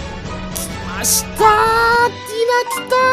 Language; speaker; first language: Japanese; native; Japanese